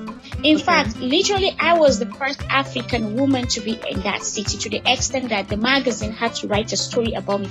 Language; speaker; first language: English; non-native, local second language; Hausa